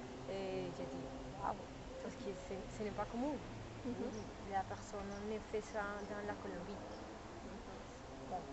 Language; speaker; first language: French; non-native, learner; Spanish